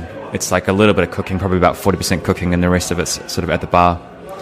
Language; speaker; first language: English; native; English